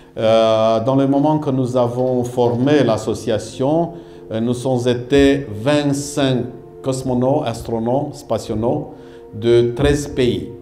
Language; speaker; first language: French; non-native, fluent; Romanian